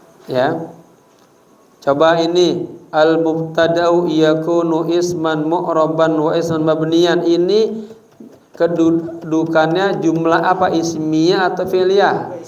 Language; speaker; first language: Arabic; non-native, fluent; Indonesian